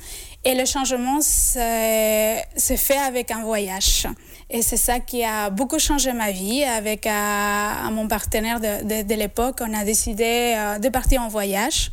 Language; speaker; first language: French; non-native, fluent; Spanish